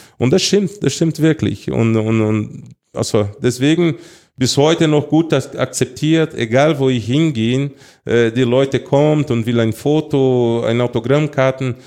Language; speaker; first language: German; non-native, fluent; Portuguese